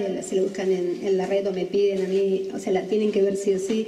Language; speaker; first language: Spanish; native; Spanish